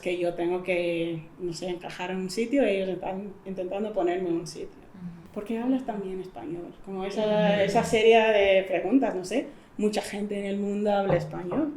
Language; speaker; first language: Spanish; non-native, fluent; English